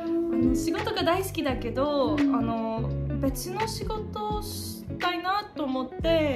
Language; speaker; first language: Japanese; non-native, fluent; English